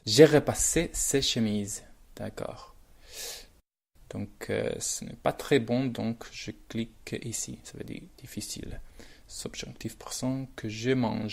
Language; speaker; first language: French; non-native, learner; Spanish